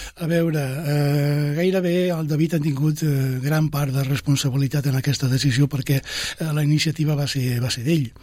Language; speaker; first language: Catalan; non-native, local second language; Spanish